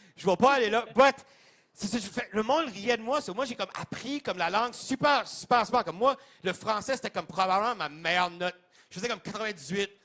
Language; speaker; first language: French; non-native, local second language; English